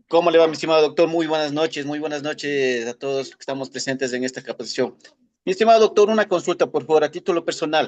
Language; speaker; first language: Spanish; native; Spanish